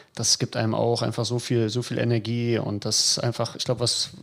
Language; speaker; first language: German; native; German